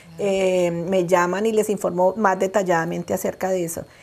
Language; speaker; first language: Spanish; native; Spanish